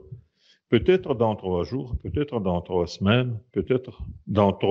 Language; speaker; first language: French; non-native, fluent; Russian